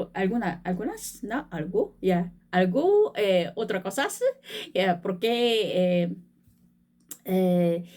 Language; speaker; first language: Spanish; non-native, learner; Korean